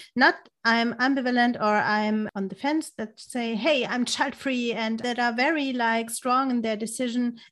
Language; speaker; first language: English; non-native, fluent; German